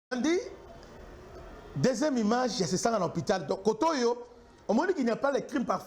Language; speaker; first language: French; non-native, local second language; Lingala